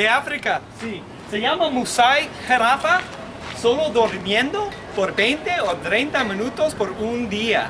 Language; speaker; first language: Spanish; non-native, learner; English